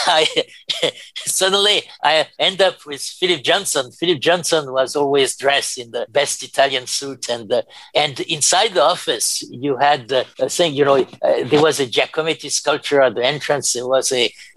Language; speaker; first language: English; non-native, fluent; French